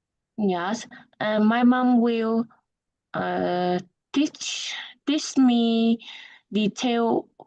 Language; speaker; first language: English; non-native, learner; Vietnamese